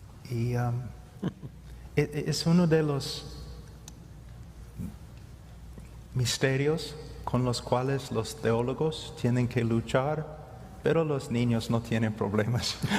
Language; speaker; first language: Spanish; non-native, fluent; English